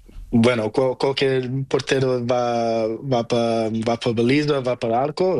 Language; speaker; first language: Spanish; non-native, learner; Portuguese